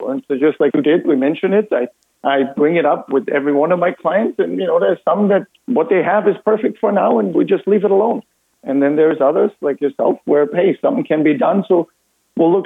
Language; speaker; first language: English; non-native, fluent; German